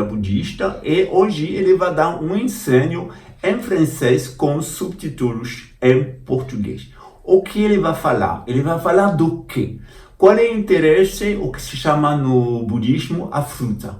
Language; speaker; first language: Portuguese; non-native, fluent; French